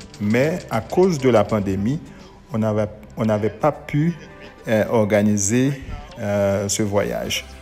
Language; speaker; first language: French; non-native, local second language; Haitian Creole